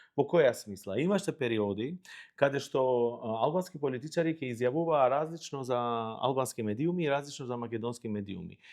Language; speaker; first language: Macedonian; non-native, local second language; Albanian